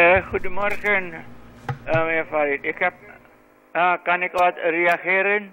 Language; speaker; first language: Dutch; non-native, local second language; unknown